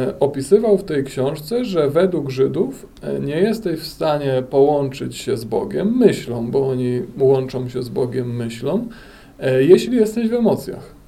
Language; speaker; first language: Polish; native; Polish